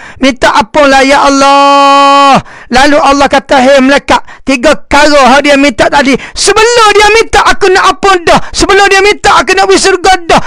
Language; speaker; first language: Malay; native; Malay